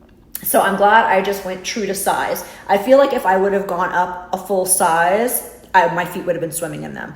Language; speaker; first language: English; native; English